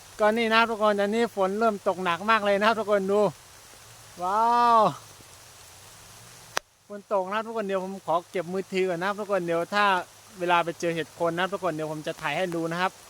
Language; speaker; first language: Thai; non-native, local second language; Shan